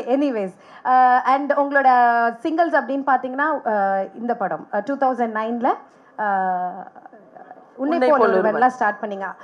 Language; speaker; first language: Tamil; native; Tamil